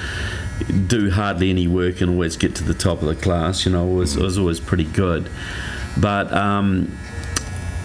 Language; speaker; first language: English; native; English